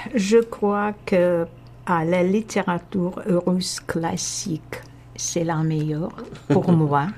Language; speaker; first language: French; non-native, fluent; Russian